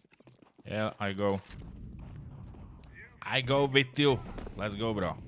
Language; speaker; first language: English; non-native, learner; Czech